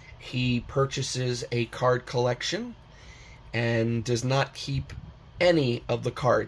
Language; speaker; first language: English; native; English